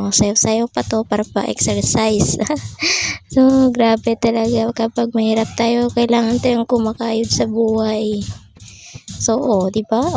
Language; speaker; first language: Filipino; non-native, local second language; Cebuano